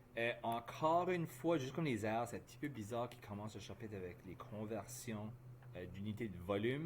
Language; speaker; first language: French; native; French